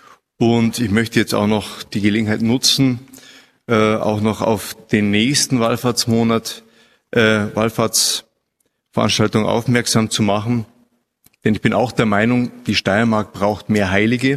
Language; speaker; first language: German; native; German